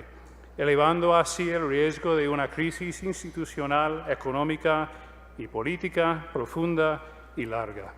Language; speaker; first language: Spanish; non-native, fluent; English